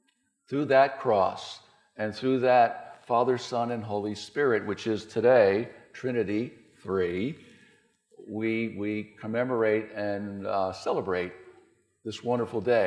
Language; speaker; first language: English; native; English